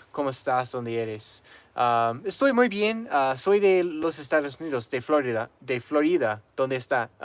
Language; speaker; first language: Spanish; non-native, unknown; English